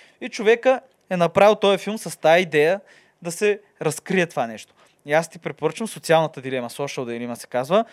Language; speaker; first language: Bulgarian; native; Bulgarian